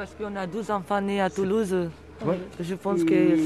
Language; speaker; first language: French; early bilingual, other home language; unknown